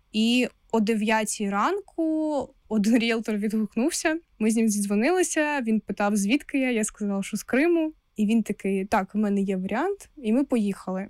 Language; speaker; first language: Ukrainian; non-native, local second language; Russian